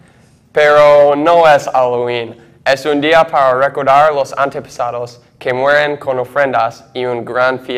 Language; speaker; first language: Spanish; non-native, learner; English